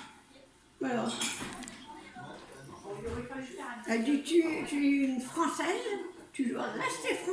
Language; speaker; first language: French; early bilingual, other home language; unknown